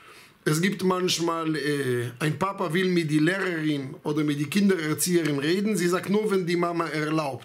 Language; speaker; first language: German; non-native, fluent; Hebrew